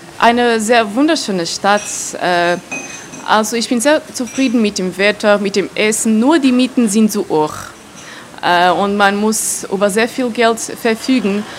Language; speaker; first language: German; non-native, fluent; Portuguese